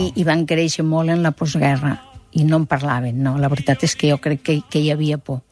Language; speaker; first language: Catalan; native; Catalan